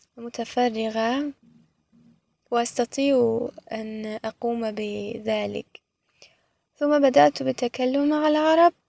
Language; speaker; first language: Arabic; non-native, fluent; Persian